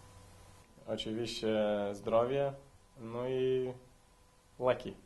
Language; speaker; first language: Polish; non-native, learner; Lithuanian